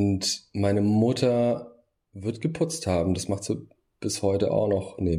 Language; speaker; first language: German; early bilingual, other home language; Bosnian